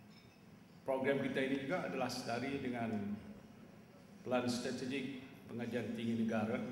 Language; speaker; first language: Malay; native; Malay